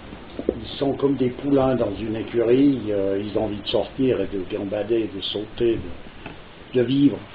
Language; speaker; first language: French; native; French